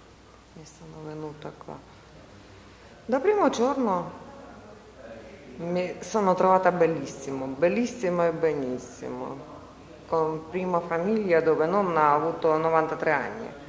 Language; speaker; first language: Italian; non-native, learner; Ukrainian